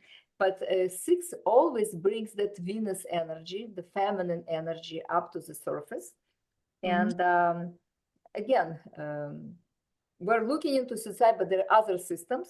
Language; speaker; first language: English; non-native, fluent; Russian